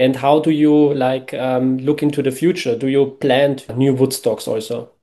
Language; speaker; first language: English; non-native, fluent; German